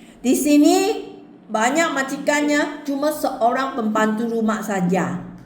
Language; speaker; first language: Malay; native; Malay